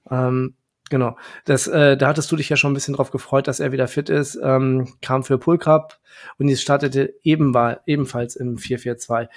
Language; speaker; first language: German; native; German